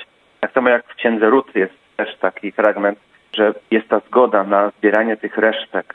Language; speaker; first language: Polish; native; Polish